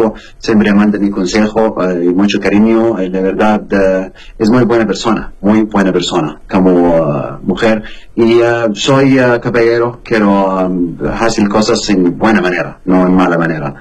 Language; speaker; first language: Spanish; non-native, learner; Arabic